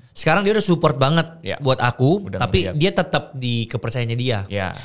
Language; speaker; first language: Indonesian; native; Indonesian